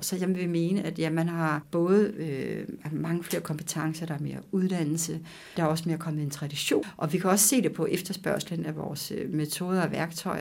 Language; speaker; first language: Danish; native; Danish